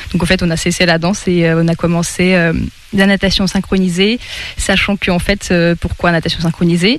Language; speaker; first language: French; non-native, fluent; Russian